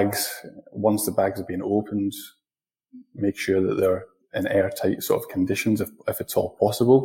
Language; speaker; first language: English; native; English